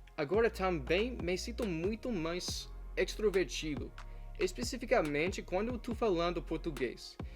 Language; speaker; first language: Portuguese; non-native, fluent; English